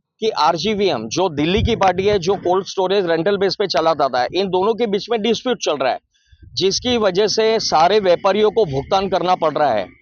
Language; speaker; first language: Hindi; non-native, local second language; Marathi